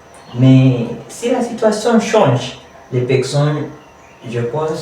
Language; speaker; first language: French; non-native, learner; Kamba